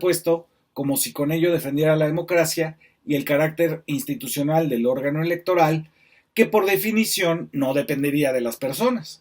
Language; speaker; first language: Spanish; native; Spanish